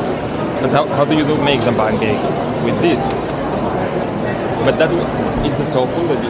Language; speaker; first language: English; non-native, fluent; Spanish